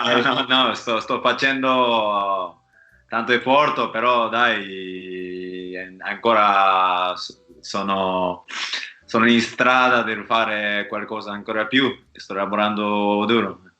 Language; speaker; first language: Italian; non-native, learner; Japanese